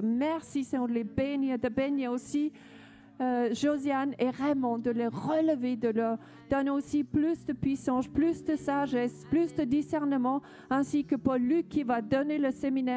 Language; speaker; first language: French; non-native, fluent; Danish